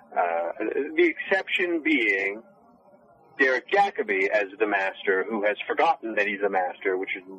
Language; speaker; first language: English; native; English